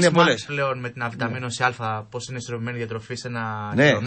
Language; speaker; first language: Greek; native; Greek